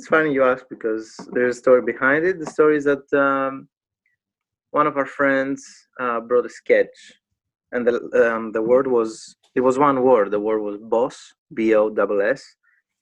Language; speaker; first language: English; non-native, fluent; Greek